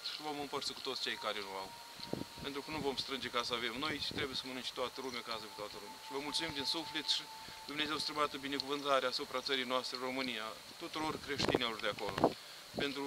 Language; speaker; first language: Romanian; early bilingual, heritage; Romanian